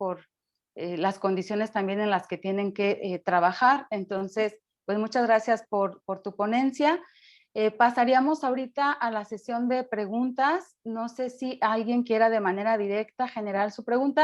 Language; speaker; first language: Spanish; native; Spanish